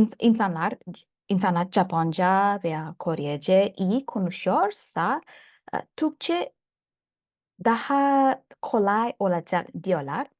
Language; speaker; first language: Turkish; non-native, learner; Thai